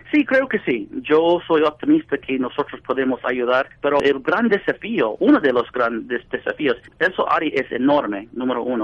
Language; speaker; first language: Spanish; non-native, fluent; English